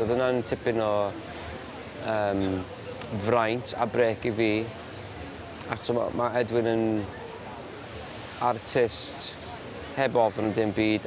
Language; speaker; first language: Welsh; native; Welsh